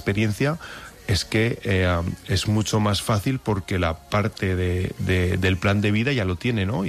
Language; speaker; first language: Spanish; native; Spanish